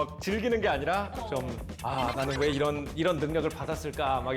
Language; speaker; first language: Korean; native; Korean